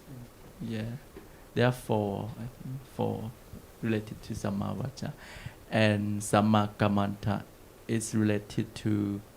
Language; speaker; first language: English; non-native, learner; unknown